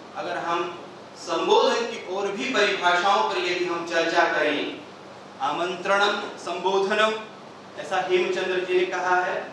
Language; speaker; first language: Hindi; native; Hindi